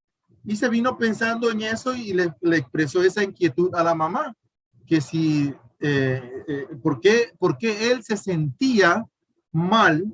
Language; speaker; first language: Spanish; native; Spanish